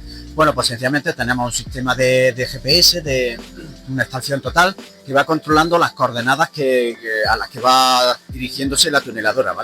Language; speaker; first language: Spanish; native; Spanish